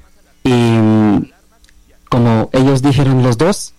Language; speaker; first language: Spanish; non-native, learner; Bangla